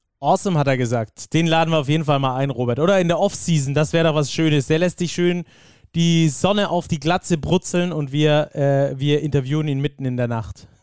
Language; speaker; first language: German; native; German